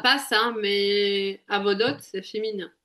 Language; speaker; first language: French; native; French